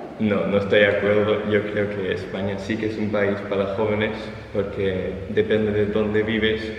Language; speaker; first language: Spanish; non-native, fluent; German